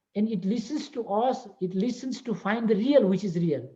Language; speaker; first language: English; non-native, local second language; Nepali